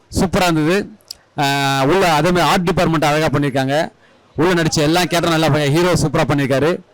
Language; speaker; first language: Tamil; native; Tamil